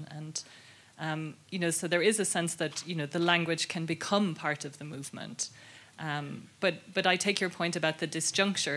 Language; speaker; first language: English; native; English